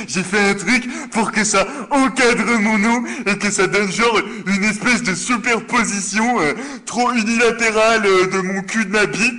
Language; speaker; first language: French; native; French